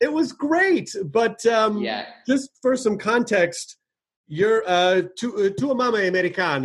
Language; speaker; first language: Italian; non-native, learner; English